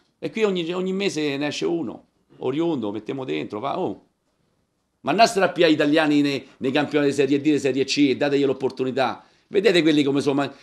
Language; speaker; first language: Italian; native; Italian